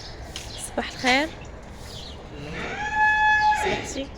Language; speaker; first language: Arabic; native; Arabic